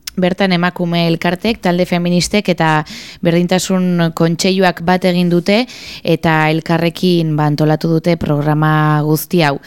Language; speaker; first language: Basque; native; Basque